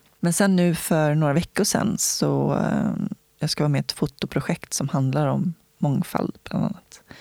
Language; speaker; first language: Swedish; native; Swedish